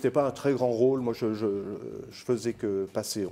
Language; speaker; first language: French; native; French